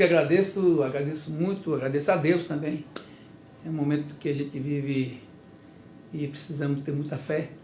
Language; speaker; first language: Portuguese; native; Portuguese